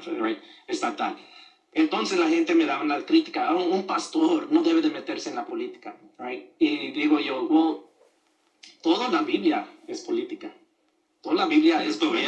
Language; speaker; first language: Spanish; early bilingual, other home language; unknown